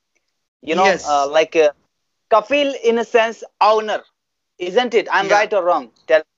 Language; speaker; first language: English; non-native, fluent; Bangla